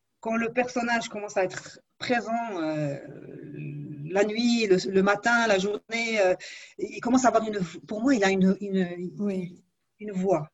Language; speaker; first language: French; non-native, local second language; Arabic